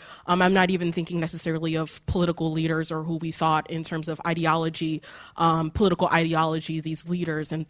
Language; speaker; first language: English; native; English